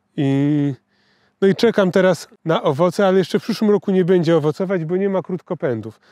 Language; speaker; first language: Polish; native; Polish